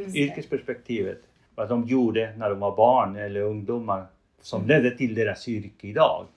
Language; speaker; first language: Swedish; non-native, fluent; Spanish